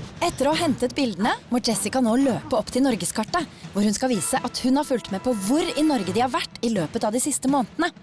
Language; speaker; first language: Norwegian; native; Norwegian